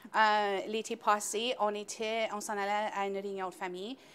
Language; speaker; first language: French; native; French